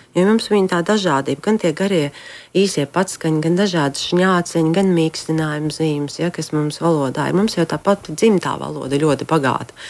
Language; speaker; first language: Latvian; native; Latvian